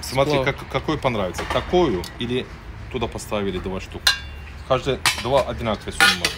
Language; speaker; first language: Russian; non-native, learner; Turkish